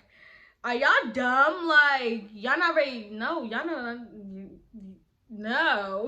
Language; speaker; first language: English; native; English